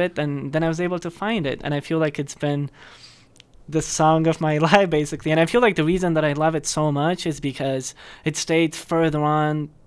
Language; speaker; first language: English; non-native, fluent; Persian